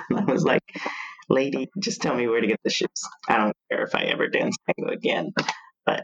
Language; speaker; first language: English; native; English